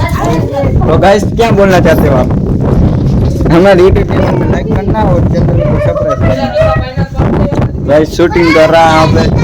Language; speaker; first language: Hindi; non-native, local second language; Gujarati